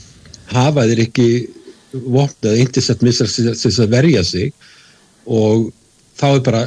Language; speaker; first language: Icelandic; native; Icelandic